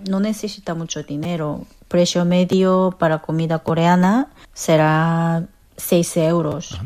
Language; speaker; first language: Spanish; non-native, local second language; Korean